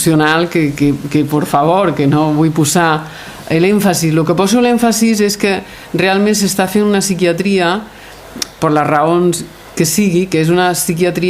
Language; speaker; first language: Catalan; native; Catalan